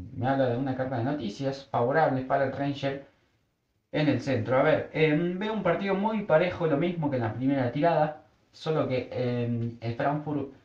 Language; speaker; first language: Spanish; native; Spanish